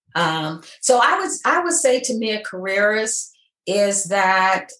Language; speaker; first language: English; native; English